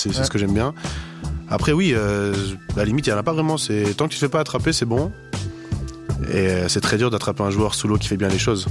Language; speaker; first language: French; native; French